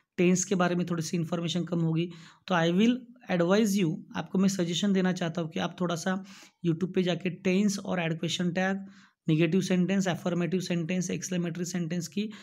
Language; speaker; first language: Hindi; non-native, local second language; Marathi